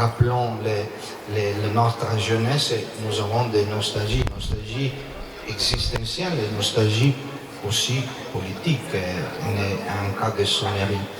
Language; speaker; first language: French; non-native, learner; Italian